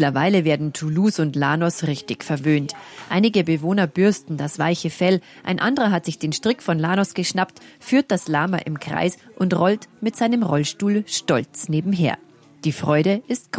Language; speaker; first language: German; native; German